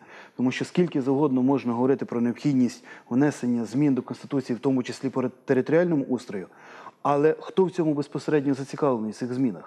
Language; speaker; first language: Ukrainian; native; Ukrainian